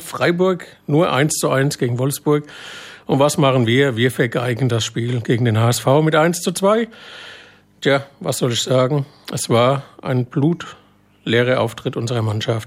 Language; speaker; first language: German; native; German